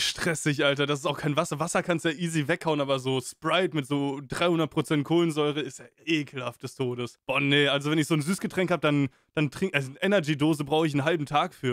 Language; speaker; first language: German; native; German